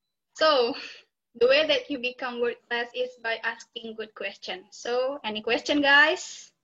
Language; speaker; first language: English; non-native, local second language; Indonesian